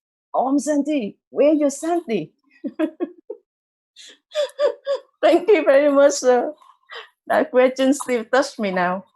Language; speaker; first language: English; non-native, learner; Vietnamese